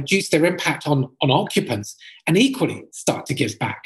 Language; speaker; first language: English; native; English